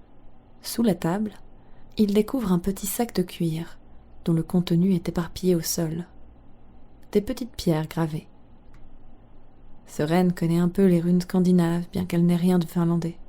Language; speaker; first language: French; native; French